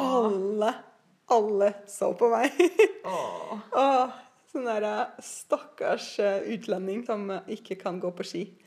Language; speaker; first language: Norwegian; non-native, fluent; Russian